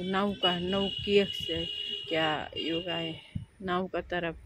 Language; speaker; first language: Hindi; non-native, local second language; Nepali